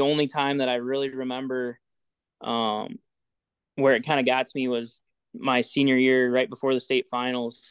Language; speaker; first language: English; native; English